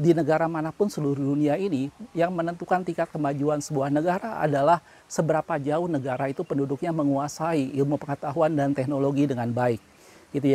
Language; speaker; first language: Indonesian; native; Indonesian